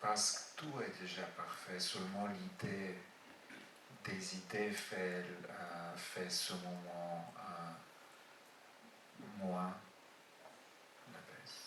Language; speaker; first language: French; non-native, fluent; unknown